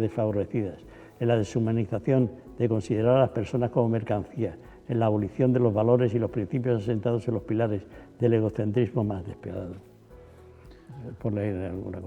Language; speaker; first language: Spanish; native; Spanish